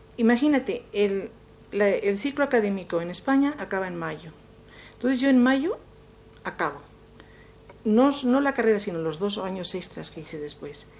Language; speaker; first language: Spanish; native; Spanish